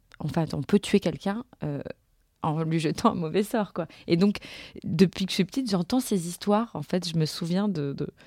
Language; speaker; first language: French; native; French